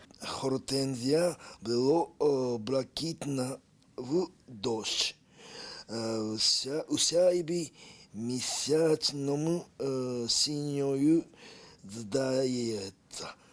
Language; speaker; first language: Ukrainian; non-native, learner; Japanese